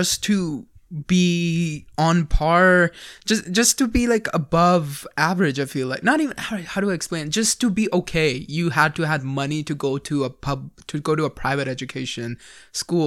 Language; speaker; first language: English; early bilingual, other home language; Punjabi